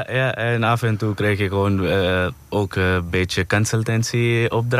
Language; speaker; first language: Dutch; non-native, fluent; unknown